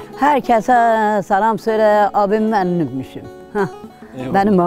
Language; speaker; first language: Turkish; non-native, local second language; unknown